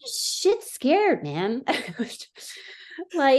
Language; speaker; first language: English; non-native, fluent; French